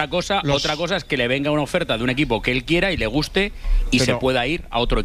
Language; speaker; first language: Spanish; native; Spanish